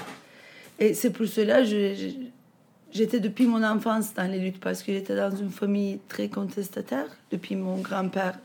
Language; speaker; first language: French; non-native, fluent; Turkish